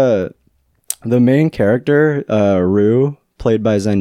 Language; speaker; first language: English; native; English